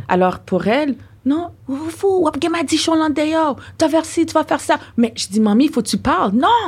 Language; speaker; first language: French; non-native, fluent; English